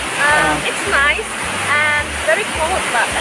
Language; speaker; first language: English; non-native, learner; Indonesian